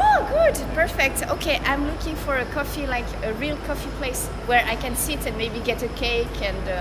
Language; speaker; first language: English; non-native, fluent; French